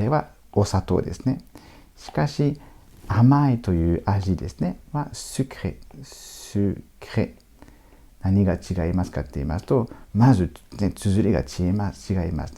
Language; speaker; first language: Japanese; non-native, fluent; French